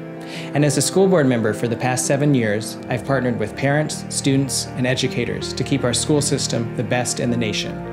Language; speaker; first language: English; native; English